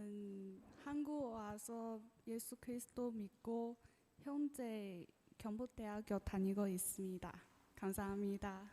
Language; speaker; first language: Korean; non-native, learner; Chinese